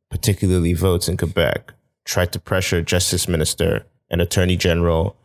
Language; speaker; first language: English; non-native, local second language; Yoruba